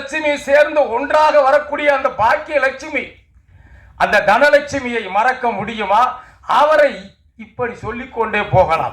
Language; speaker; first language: Tamil; native; Tamil